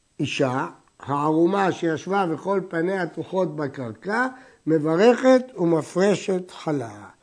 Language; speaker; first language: Hebrew; native; Hebrew